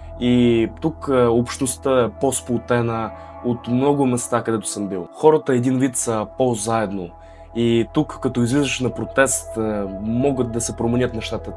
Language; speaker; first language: Bulgarian; early bilingual, other home language; Russian